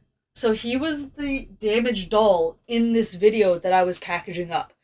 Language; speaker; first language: English; native; English